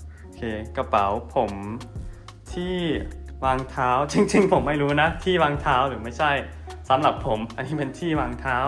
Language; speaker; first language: Thai; non-native, fluent; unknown